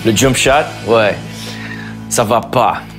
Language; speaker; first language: French; non-native, fluent; English